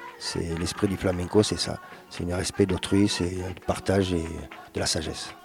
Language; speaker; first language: French; early bilingual, other home language; Spanish